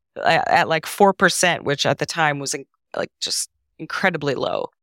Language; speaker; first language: English; non-native, fluent; Serbian